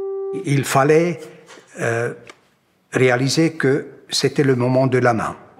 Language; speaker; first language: French; non-native, local second language; German